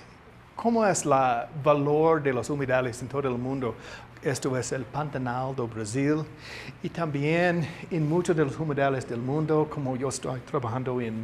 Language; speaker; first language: Spanish; non-native, learner; English